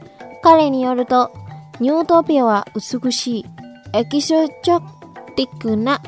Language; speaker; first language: Japanese; non-native, fluent; Indonesian